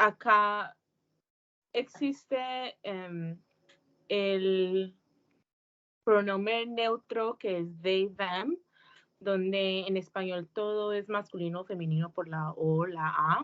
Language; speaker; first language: Spanish; early bilingual, heritage; Spanish